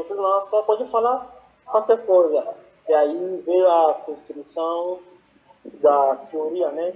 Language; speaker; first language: Portuguese; non-native, fluent; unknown